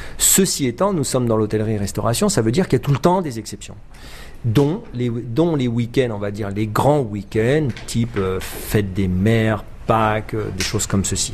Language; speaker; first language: French; native; French